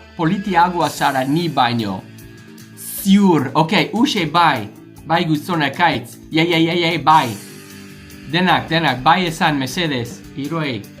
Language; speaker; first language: Basque; non-native, learner; English